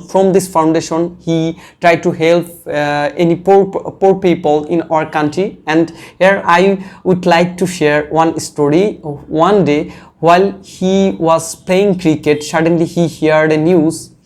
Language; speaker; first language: English; non-native, learner; Bangla